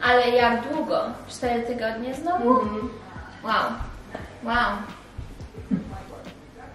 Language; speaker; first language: Polish; early bilingual, heritage; English